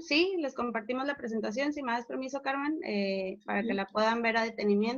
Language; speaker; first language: Spanish; native; Spanish